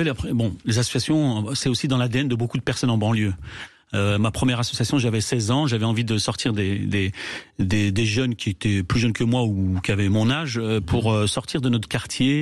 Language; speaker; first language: French; native; French